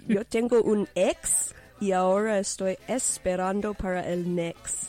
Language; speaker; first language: Spanish; non-native, learner; English